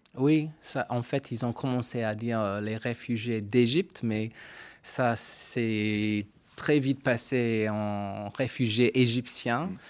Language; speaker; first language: French; non-native, fluent; English